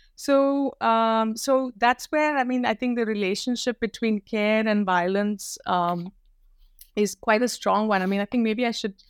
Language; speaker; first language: English; non-native, local second language; Hindi